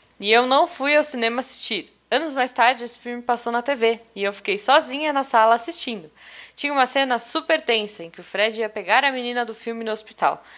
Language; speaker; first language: Portuguese; native; Portuguese